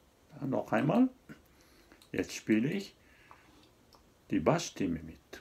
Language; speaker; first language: German; non-native, fluent; Japanese